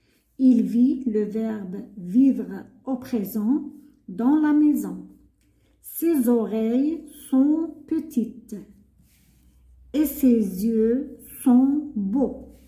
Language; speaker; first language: French; non-native, local second language; Arabic